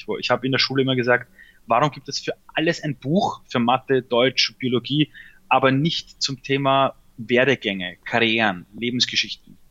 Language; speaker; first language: German; early bilingual, other home language; Persian